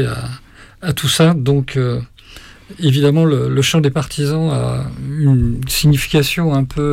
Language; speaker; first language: French; native; French